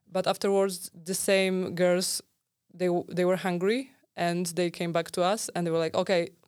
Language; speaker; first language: English; non-native, fluent; Polish